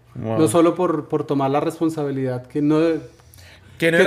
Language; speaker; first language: Spanish; native; Spanish